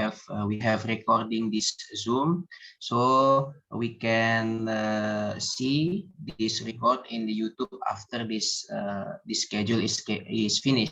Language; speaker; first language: English; non-native, learner; Indonesian